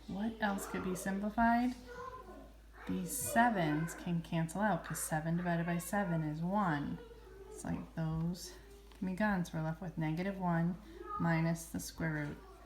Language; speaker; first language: English; native; English